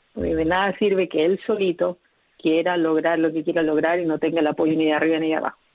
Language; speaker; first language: Spanish; native; Spanish